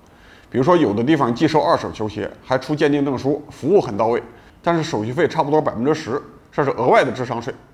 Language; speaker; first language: Chinese; native; Chinese